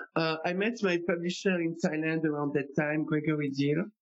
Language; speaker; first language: English; non-native, fluent; French